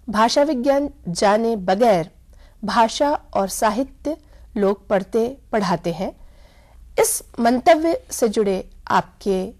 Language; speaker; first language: Hindi; native; Hindi